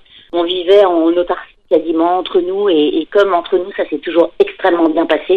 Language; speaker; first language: French; native; French